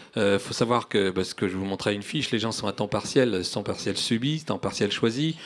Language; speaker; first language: French; native; French